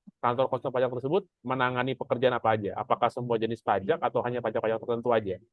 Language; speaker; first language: Indonesian; native; Indonesian